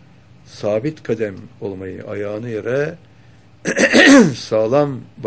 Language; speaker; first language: Turkish; native; Turkish